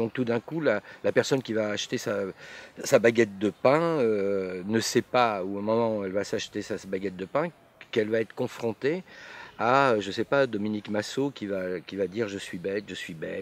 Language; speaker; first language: French; native; French